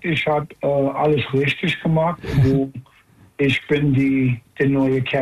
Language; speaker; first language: German; non-native, learner; English